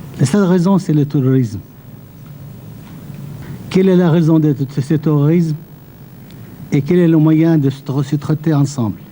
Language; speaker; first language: French; non-native, fluent; Arabic